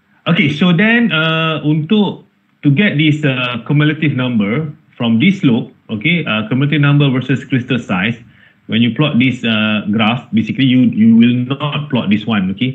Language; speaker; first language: English; non-native, local second language; Malay